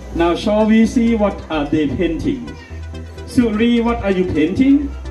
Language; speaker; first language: English; non-native, fluent; Thai